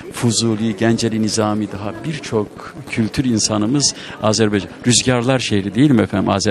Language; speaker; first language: Turkish; native; Turkish